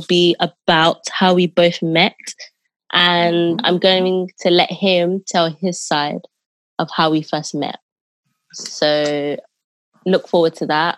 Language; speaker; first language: English; non-native, local second language; Yoruba